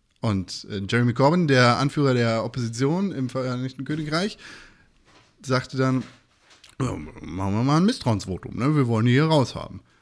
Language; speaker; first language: German; native; German